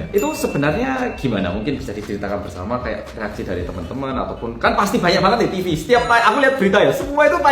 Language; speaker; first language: Indonesian; native; Indonesian